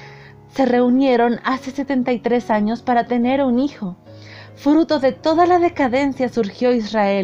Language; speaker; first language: Spanish; native; Spanish